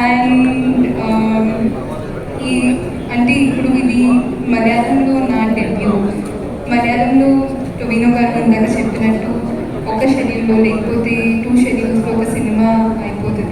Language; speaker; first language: Telugu; non-native, fluent; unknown